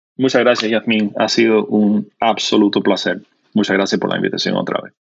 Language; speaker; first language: Spanish; non-native, fluent; English